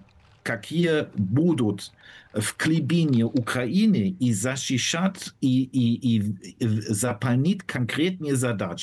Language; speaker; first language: Russian; non-native, fluent; German